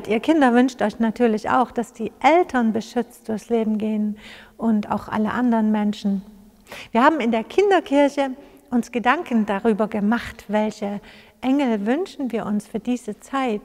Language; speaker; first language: German; native; German